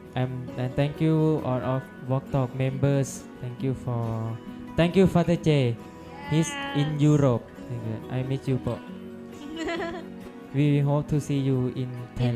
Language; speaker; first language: English; non-native, learner; Thai